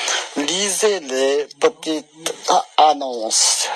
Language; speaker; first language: French; non-native, learner; Tibetan